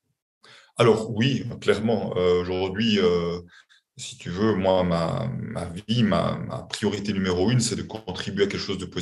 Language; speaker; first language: French; native; French